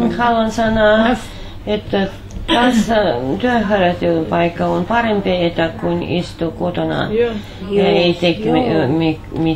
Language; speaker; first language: Finnish; non-native, learner; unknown